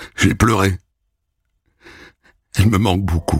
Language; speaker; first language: French; native; French